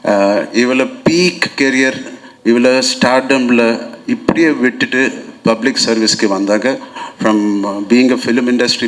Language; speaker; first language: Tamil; non-native, learner; Telugu